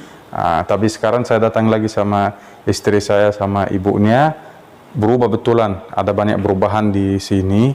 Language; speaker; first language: Indonesian; non-native, fluent; Arabic